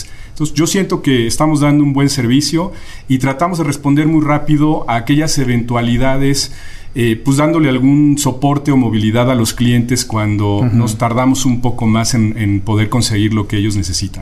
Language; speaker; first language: Spanish; native; Spanish